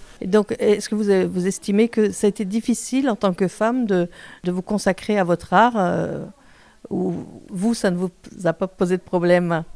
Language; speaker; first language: French; native; French